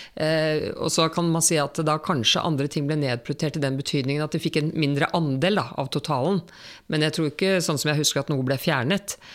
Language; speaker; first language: Norwegian; native; Norwegian